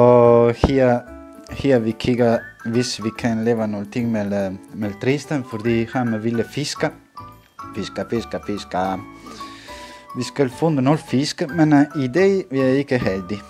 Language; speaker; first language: Danish; non-native, learner; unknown